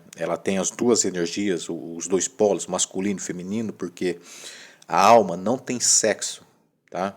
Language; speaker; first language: Portuguese; native; Portuguese